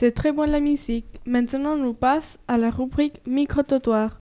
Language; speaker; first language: French; non-native, learner; Spanish